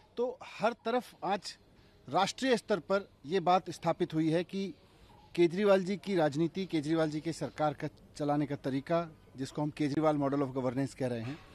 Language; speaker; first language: Hindi; native; Hindi